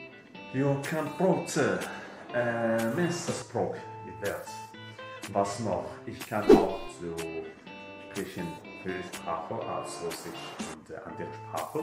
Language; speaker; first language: Swedish; non-native, learner; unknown